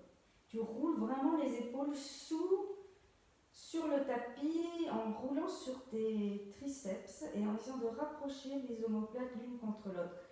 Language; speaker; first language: French; native; French